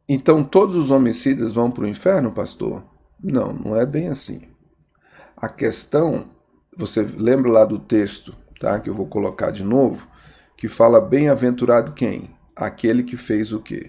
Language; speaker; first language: Portuguese; native; Portuguese